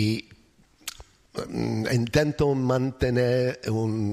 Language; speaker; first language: Spanish; non-native, learner; English